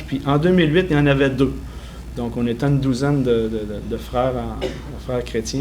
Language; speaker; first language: French; native; French